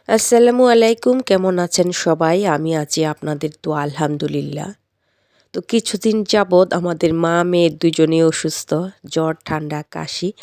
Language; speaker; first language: Bangla; native; Bangla